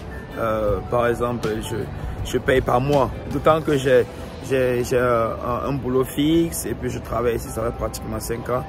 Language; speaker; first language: French; non-native, local second language; Ewe